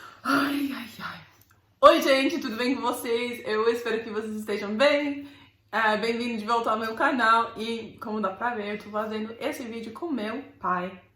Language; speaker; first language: Portuguese; non-native, fluent; English